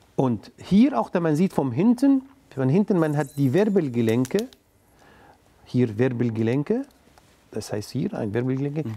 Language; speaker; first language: German; non-native, fluent; Arabic